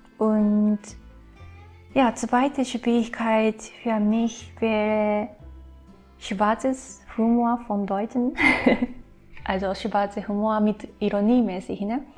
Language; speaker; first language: German; non-native, fluent; Japanese